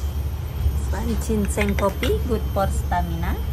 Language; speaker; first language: English; non-native, learner; Indonesian